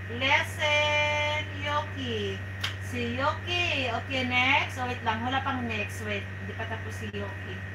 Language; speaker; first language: Filipino; native; Filipino